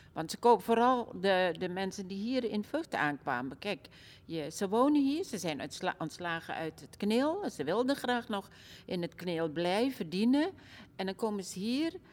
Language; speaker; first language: Dutch; early bilingual, other home language; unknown